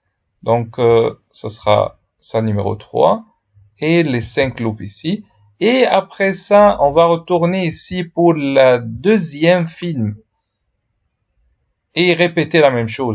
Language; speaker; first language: French; non-native, fluent; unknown